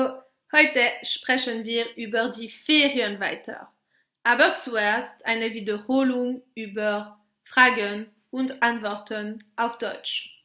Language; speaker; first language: German; non-native, local second language; French